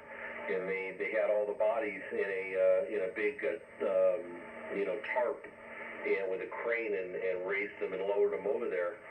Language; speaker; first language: English; native; English